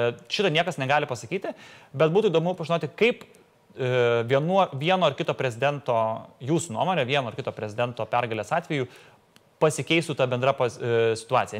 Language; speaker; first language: Lithuanian; native; Lithuanian